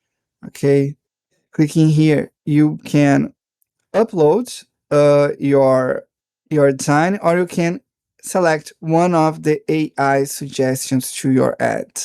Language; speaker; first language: English; non-native, fluent; Portuguese